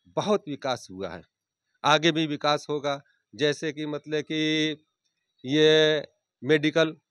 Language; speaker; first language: Hindi; native; Hindi